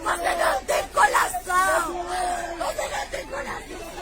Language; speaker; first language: Portuguese; non-native, learner; Haitian Creole